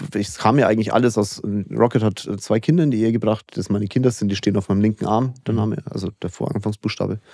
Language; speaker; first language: German; native; German